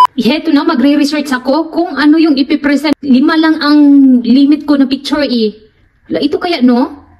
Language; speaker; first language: Filipino; non-native, local second language; Cebuano